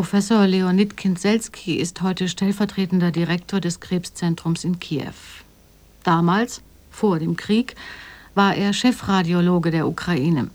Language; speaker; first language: German; native; German